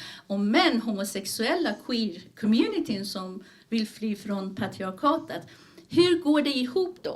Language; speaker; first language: Swedish; early bilingual, other home language; Persian